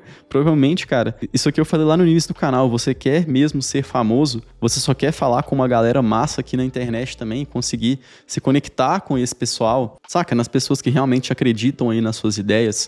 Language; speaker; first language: Portuguese; native; Portuguese